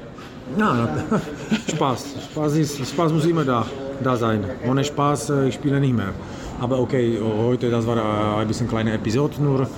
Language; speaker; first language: German; non-native, learner; Czech